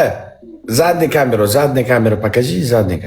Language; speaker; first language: Russian; non-native, learner; Uzbek